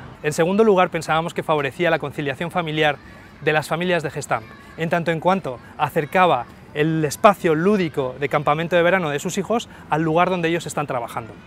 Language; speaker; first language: Spanish; native; Spanish